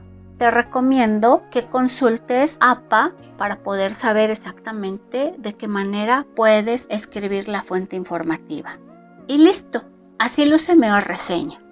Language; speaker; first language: Spanish; native; Spanish